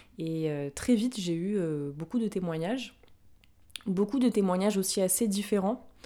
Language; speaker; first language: French; native; French